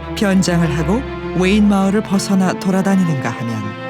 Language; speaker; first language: Korean; native; Korean